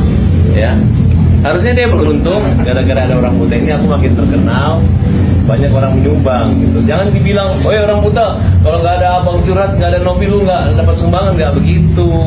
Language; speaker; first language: Indonesian; native; Indonesian